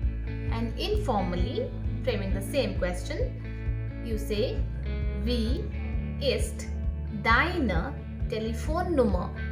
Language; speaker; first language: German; non-native, fluent; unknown